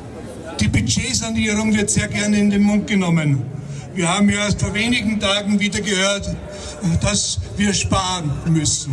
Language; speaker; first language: German; native; German